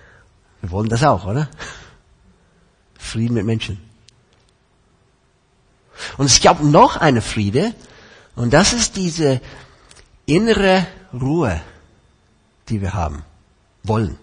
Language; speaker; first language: German; non-native, fluent; English